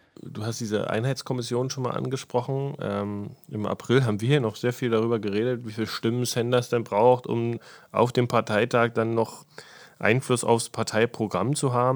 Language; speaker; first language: German; native; German